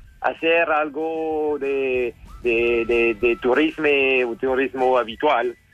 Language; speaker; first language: Spanish; non-native, learner; French